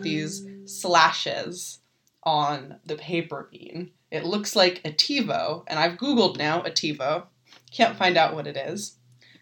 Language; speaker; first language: English; native; English